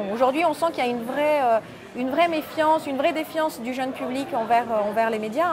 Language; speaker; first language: French; native; French